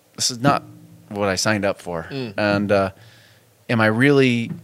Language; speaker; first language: English; native; English